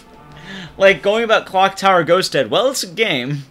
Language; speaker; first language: English; native; English